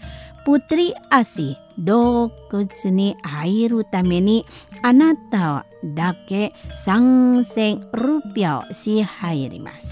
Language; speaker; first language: Japanese; non-native, learner; Indonesian